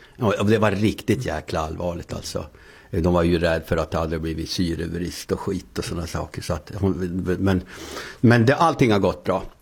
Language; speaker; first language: Swedish; native; Swedish